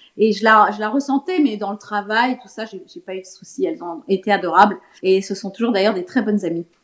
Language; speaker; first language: French; early bilingual, other home language; Ladino